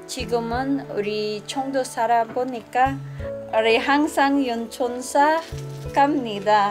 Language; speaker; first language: Korean; non-native, learner; Cebuano